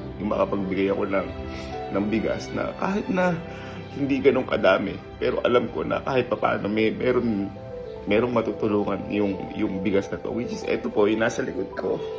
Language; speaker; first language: Filipino; native; Filipino